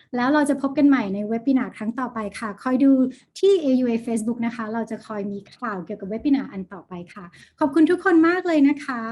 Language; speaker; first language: Thai; native; Thai